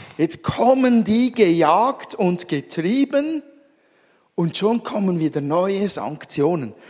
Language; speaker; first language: German; native; German